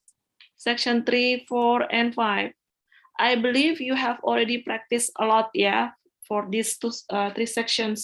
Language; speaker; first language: English; non-native, fluent; Indonesian